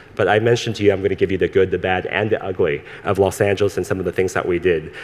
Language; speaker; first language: English; early bilingual, other home language; Cantonese